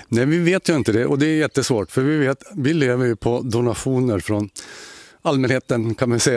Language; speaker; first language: Swedish; native; Swedish